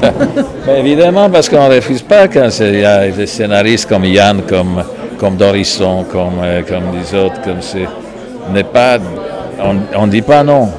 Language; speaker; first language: French; non-native, fluent; Polish